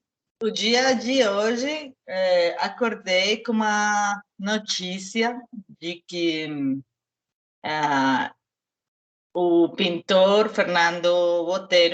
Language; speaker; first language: Portuguese; non-native, learner; Spanish